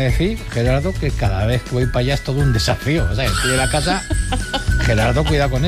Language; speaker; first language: Spanish; native; Spanish